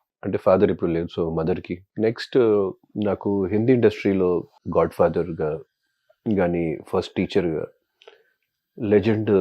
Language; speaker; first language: Telugu; non-native, local second language; Hindi